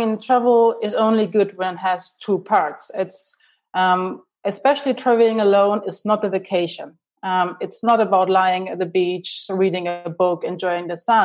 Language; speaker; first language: English; non-native, fluent; German